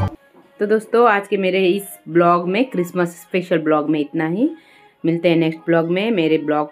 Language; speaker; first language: Hindi; native; Hindi